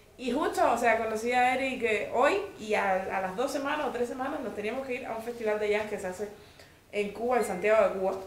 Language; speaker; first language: Spanish; native; Spanish